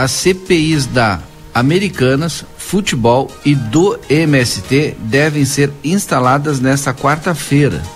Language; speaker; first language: Portuguese; native; Portuguese